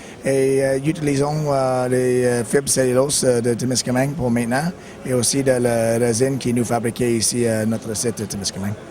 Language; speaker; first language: French; non-native, learner; English